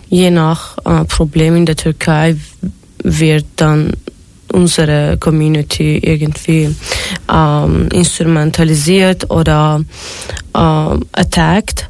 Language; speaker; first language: German; non-native, fluent; Turkish